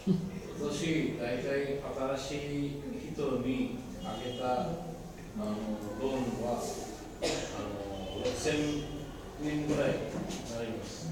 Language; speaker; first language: Japanese; non-native, learner; Bangla